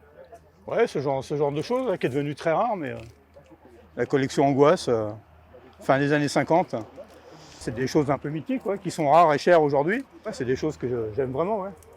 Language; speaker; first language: French; native; French